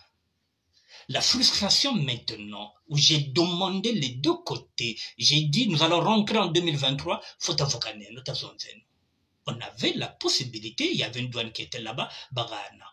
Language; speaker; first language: French; non-native, local second language; Lingala